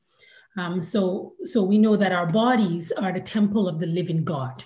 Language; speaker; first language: English; non-native, local second language; Yoruba